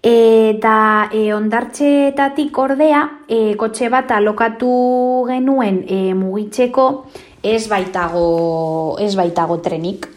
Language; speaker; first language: Basque; non-native, local second language; Spanish